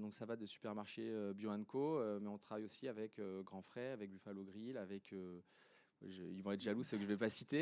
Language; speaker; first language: French; native; French